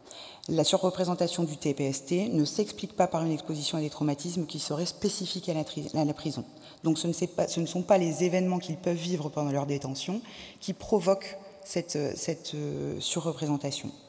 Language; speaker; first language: French; native; French